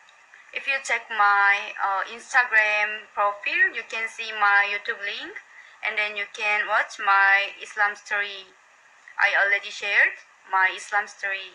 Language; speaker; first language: English; non-native, learner; Korean